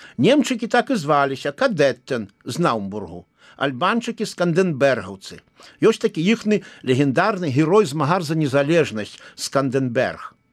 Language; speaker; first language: Belarusian; native; Belarusian